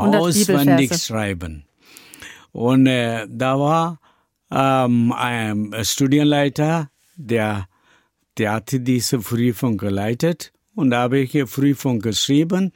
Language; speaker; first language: German; non-native, learner; Tamil